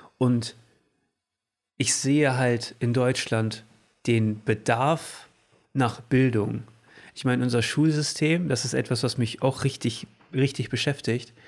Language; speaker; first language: German; early bilingual, other home language; Portuguese